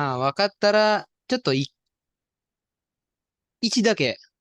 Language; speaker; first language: Japanese; non-native, fluent; Indonesian